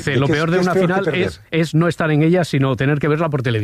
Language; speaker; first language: Spanish; native; Spanish